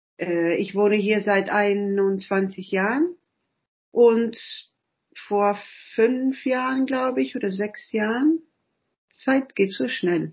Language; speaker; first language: German; early bilingual, other home language; Italian